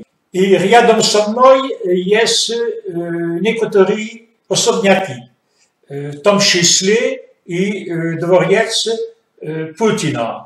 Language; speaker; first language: Russian; non-native, fluent; French